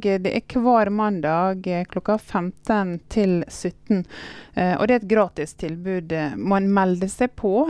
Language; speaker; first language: Norwegian; native; Norwegian